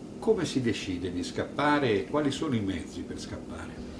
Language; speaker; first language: Italian; native; Italian